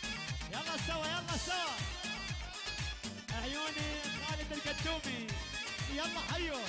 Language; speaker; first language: Arabic; native; Arabic